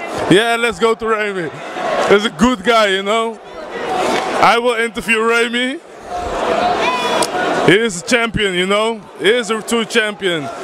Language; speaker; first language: English; non-native, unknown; Dutch